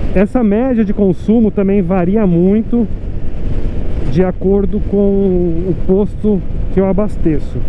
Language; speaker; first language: Portuguese; native; Portuguese